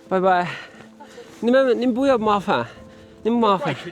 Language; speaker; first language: Chinese; non-native, learner; Turkish